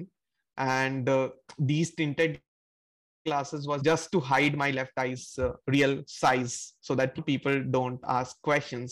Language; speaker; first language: English; non-native, local second language; Hindi